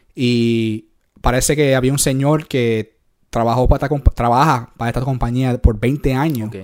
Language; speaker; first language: Spanish; early bilingual, heritage; Spanish